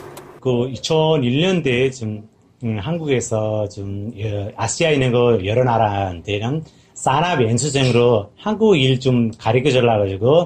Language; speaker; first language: Korean; non-native, fluent; Nepali